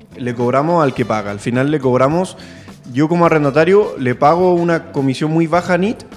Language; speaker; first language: Spanish; native; Spanish